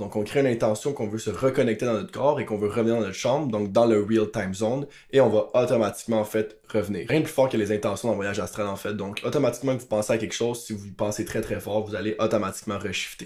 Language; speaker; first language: French; native; French